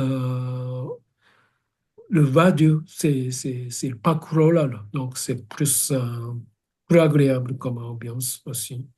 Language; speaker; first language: French; non-native, fluent; Japanese